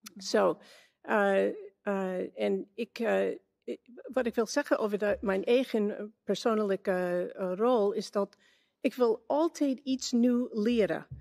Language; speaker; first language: Dutch; non-native, learner; English